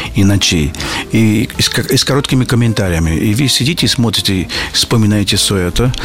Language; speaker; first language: Russian; non-native, fluent; Portuguese